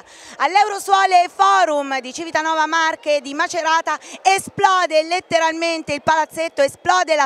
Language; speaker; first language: Italian; native; Italian